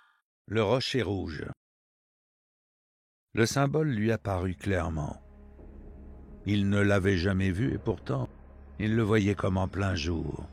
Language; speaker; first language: French; native; French